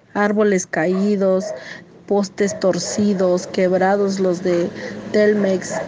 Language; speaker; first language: Spanish; native; Spanish